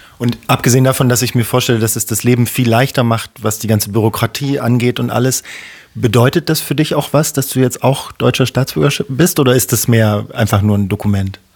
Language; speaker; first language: German; native; German